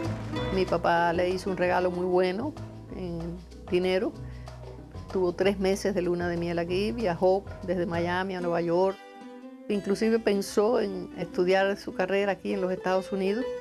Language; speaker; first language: Spanish; native; Spanish